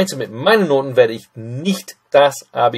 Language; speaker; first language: German; non-native, fluent; English